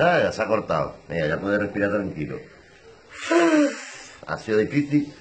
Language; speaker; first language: Spanish; native; Spanish